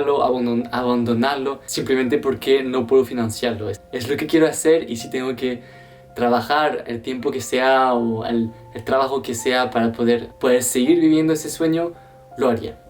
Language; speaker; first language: Spanish; non-native, fluent; French